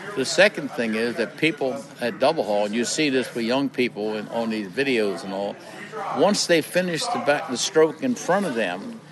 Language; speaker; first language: English; native; English